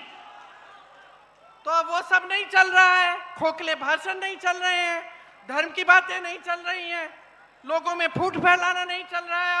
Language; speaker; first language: Hindi; native; Hindi